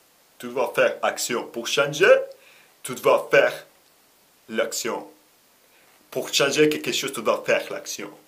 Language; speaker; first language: French; non-native, learner; Russian